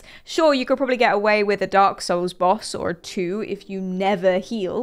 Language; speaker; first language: English; native; English